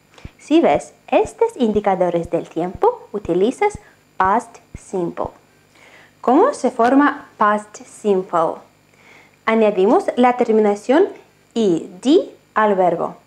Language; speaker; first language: Spanish; non-native, fluent; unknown